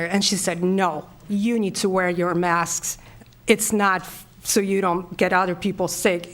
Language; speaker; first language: English; non-native, fluent; Polish